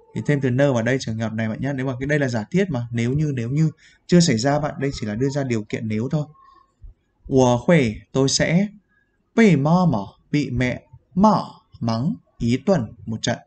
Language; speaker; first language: Vietnamese; native; Vietnamese